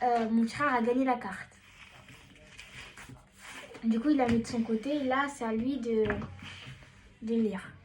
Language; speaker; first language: French; native; French